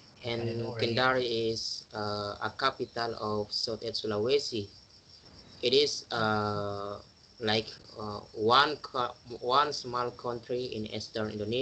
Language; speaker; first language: English; non-native, learner; Indonesian